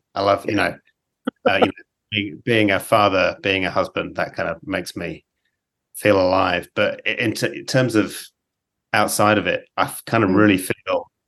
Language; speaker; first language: English; native; English